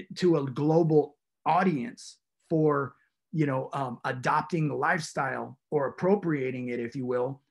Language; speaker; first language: English; native; English